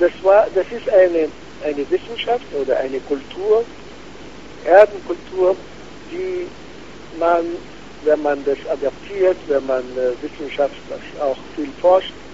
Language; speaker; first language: German; non-native, fluent; Arabic